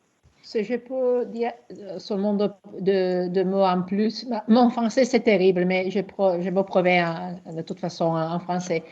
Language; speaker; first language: French; non-native, learner; Italian